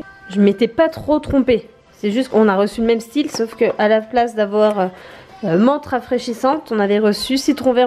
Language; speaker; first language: French; native; French